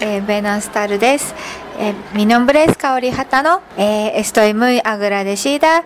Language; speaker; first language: Spanish; non-native, learner; Japanese